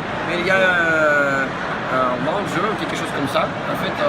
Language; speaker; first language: French; non-native, learner; Russian